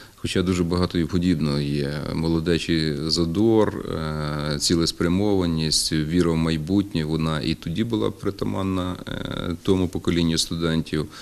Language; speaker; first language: Ukrainian; native; Ukrainian